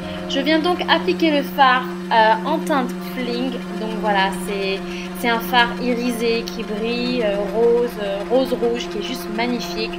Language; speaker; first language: French; native; French